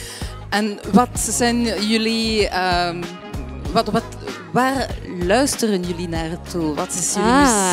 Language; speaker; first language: Dutch; non-native, fluent; French